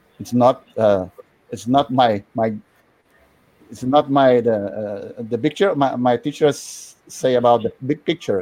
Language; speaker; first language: English; non-native, learner; Portuguese